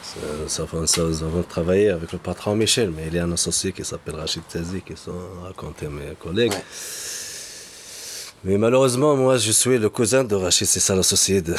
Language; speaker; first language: French; non-native, learner; Arabic